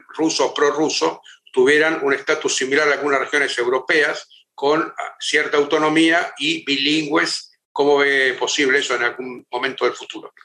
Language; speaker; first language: Spanish; native; Spanish